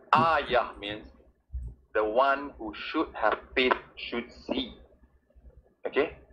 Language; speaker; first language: English; non-native, local second language; Malay